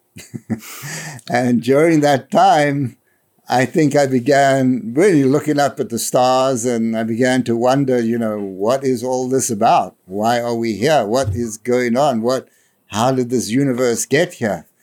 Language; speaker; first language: English; native; English